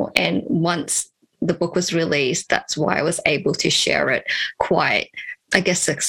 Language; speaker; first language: English; native; English